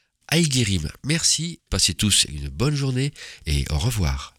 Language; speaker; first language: French; native; French